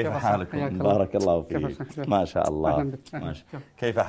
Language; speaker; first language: Arabic; native; Arabic